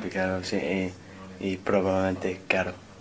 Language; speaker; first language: Spanish; non-native, learner; English